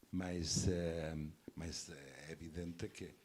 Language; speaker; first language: Portuguese; non-native, fluent; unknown